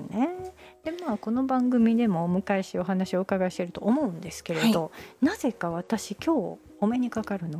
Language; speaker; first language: Japanese; native; Japanese